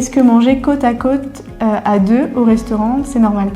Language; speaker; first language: French; native; French